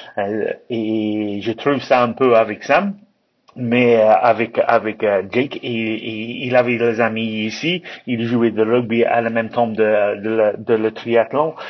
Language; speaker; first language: French; non-native, learner; English